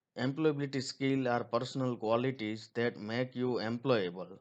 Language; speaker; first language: English; non-native, local second language; Gujarati